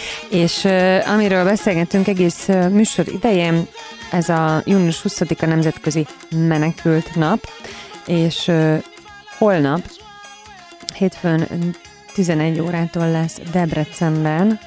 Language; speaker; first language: Hungarian; native; Hungarian